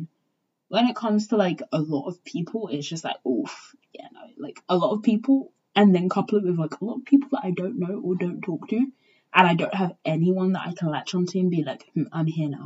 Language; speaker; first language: English; native; English